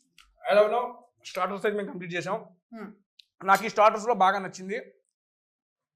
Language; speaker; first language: Telugu; native; Telugu